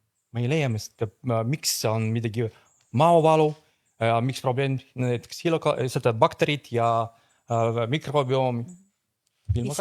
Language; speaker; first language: Estonian; non-native, fluent; Russian